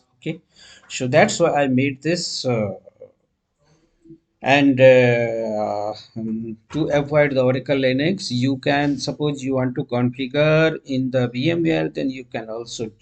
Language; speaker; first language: English; non-native, local second language; Hindi